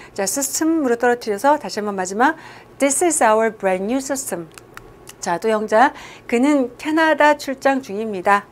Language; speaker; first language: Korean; native; Korean